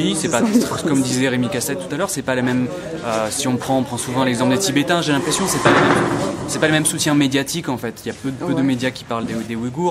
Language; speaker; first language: French; native; French